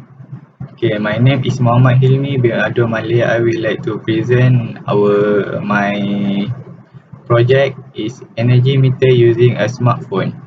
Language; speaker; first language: English; non-native, local second language; Malay